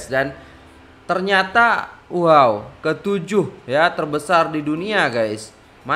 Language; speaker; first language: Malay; non-native, local second language; Javanese